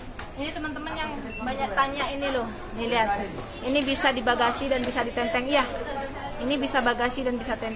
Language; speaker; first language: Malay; non-native, local second language; Javanese